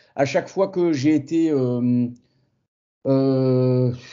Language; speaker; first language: French; native; French